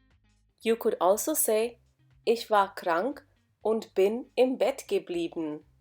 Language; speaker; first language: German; non-native, fluent; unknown